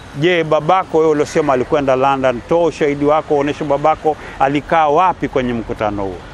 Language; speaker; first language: Swahili; native; Swahili